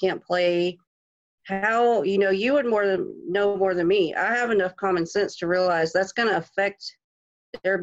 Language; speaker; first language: English; native; English